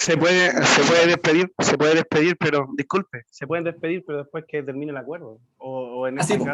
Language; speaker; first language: Spanish; native; Spanish